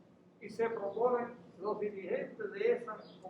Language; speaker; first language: Spanish; native; Spanish